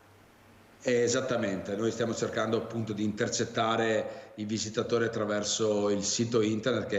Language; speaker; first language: Italian; native; Italian